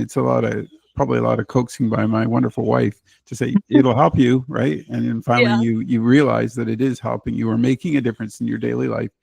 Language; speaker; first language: English; native; English